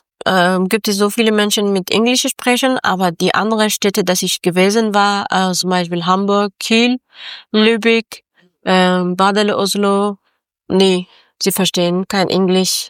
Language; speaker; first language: German; non-native, learner; Persian